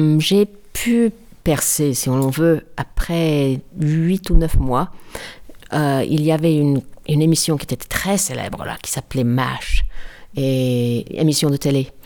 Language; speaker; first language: French; non-native, fluent; English